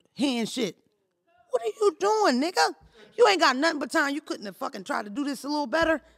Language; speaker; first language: English; native; English